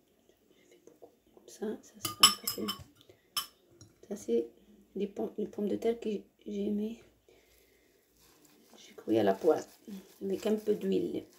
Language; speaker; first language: French; non-native, learner; Arabic